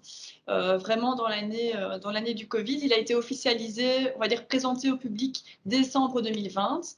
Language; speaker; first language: French; native; French